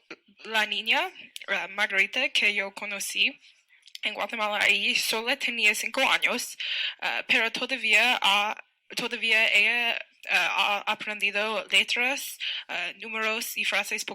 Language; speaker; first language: Spanish; non-native, learner; English